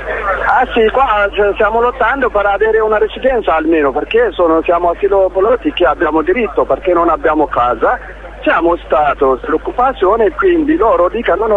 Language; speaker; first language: Italian; non-native, learner; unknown